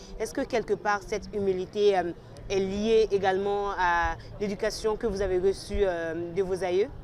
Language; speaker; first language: French; non-native, local second language; Bambara